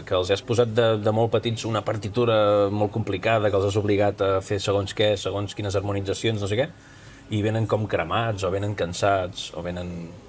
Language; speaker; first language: Catalan; native; Catalan